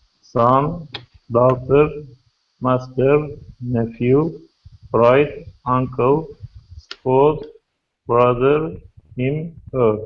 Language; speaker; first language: English; non-native, learner; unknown